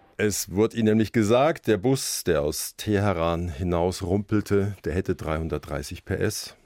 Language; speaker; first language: German; native; German